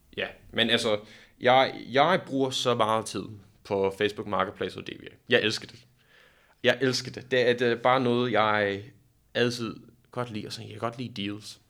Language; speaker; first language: Danish; non-native, fluent; English